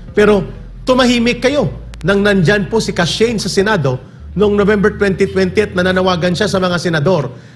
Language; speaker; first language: Filipino; native; Filipino